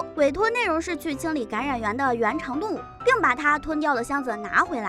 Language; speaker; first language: Chinese; native; Chinese